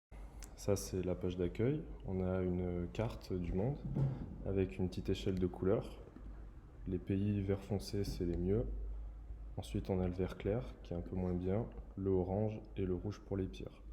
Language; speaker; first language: French; native; French